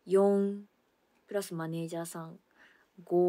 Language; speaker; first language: Japanese; native; Japanese